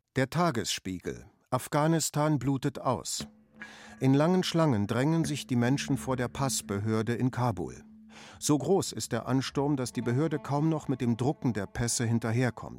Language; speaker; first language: German; native; German